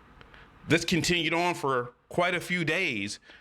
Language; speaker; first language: English; native; English